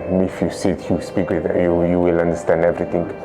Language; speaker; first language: English; non-native, local second language; Kabuverdianu